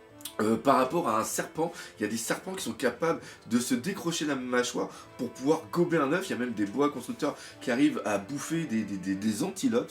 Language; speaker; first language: French; native; French